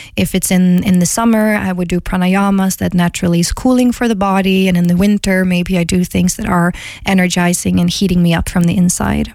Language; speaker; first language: English; non-native, fluent; Swedish